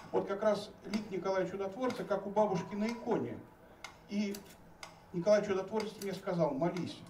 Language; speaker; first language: Russian; native; Russian